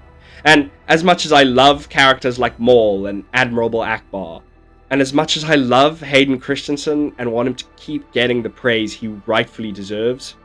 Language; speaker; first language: English; native; English